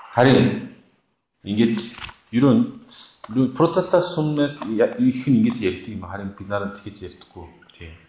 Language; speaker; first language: Mongolian; non-native, fluent; Korean